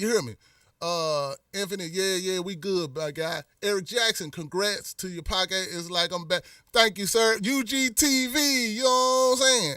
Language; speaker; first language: English; native; English